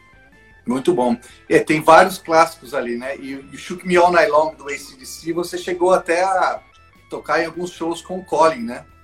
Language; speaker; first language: Portuguese; native; Portuguese